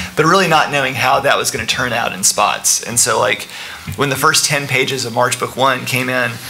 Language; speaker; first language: English; native; English